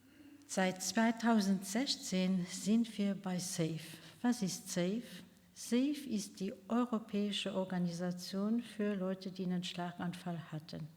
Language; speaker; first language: German; non-native, local second language; Luxembourgish